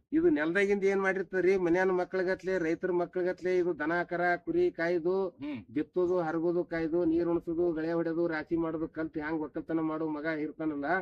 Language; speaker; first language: Kannada; native; Kannada